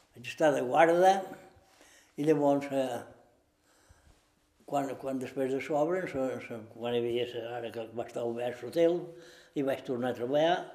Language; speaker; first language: Catalan; native; Catalan